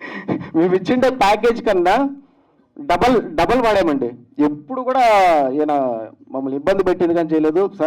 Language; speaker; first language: Telugu; native; Telugu